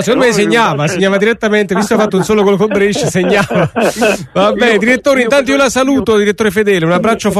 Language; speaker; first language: Italian; native; Italian